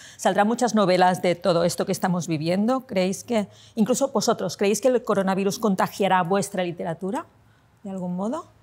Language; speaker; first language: Spanish; non-native, local second language; Catalan